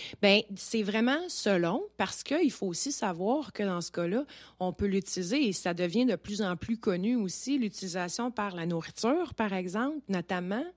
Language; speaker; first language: French; native; French